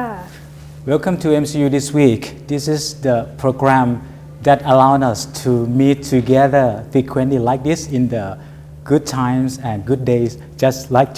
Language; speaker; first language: English; non-native, fluent; Thai